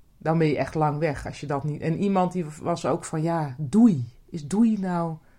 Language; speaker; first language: Dutch; native; Dutch